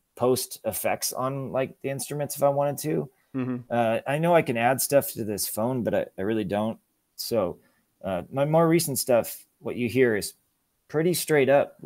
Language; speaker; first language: English; native; English